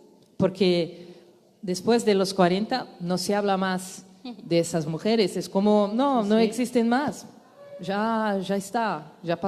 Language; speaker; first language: Spanish; non-native, learner; Portuguese